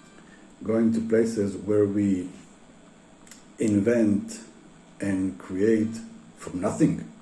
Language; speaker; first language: English; non-native, fluent; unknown